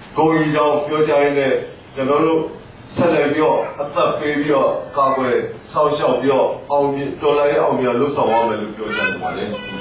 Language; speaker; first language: Burmese; non-native, local second language; Mon